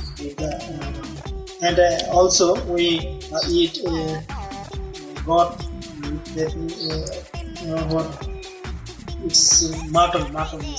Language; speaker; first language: English; non-native, learner; Bangla